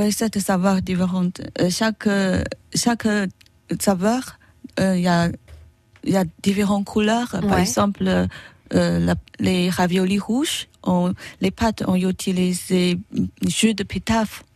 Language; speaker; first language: French; non-native, learner; Chinese